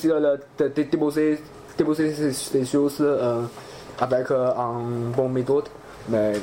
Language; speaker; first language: French; non-native, learner; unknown